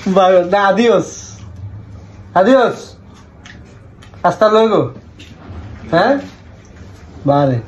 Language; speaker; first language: Spanish; non-native, learner; Bangla